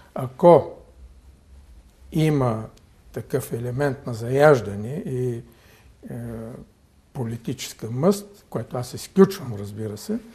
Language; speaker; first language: Bulgarian; native; Bulgarian